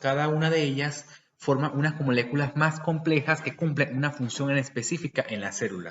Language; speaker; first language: Spanish; native; Spanish